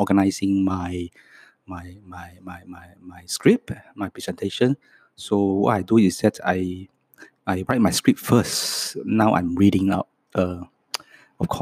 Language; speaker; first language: English; non-native, local second language; Cantonese